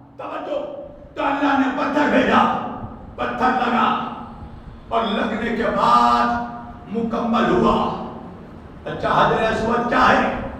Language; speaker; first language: Urdu; native; Urdu